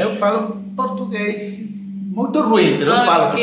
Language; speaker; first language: Portuguese; non-native, learner; Spanish